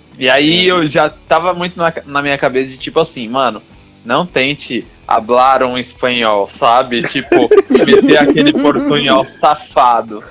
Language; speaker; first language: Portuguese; native; Portuguese